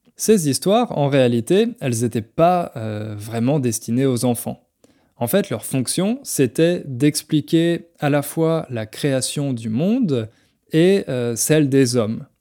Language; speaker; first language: French; native; French